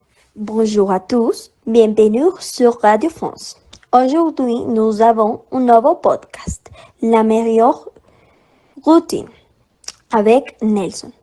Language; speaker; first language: French; non-native, learner; Spanish